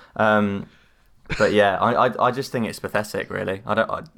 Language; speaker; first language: English; native; English